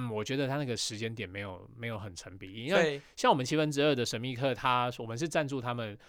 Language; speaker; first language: Chinese; native; Chinese